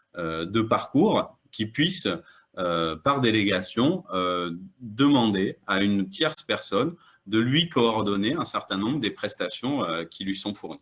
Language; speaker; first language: French; native; French